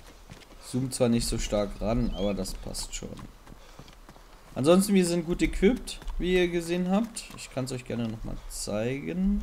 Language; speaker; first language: German; native; German